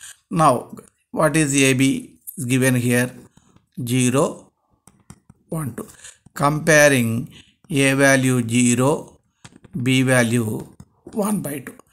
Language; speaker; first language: English; non-native, local second language; Telugu